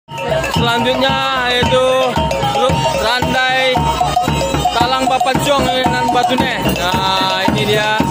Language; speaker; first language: Indonesian; non-native, local second language; Minangkabau